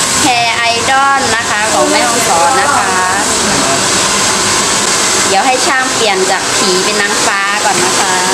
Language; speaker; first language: Thai; non-native, local second language; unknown